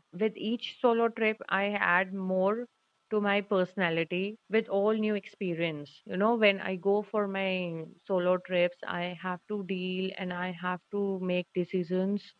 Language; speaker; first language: English; non-native, local second language; Hindi